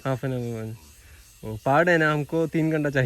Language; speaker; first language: Hindi; non-native, local second language; Malayalam